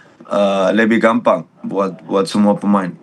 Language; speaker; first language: Indonesian; non-native, fluent; Dutch